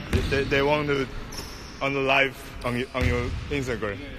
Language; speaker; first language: English; non-native, learner; Chinese